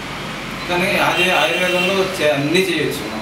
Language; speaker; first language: Telugu; native; Telugu